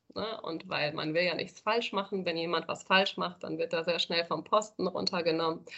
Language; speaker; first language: German; early bilingual, other home language; Spanish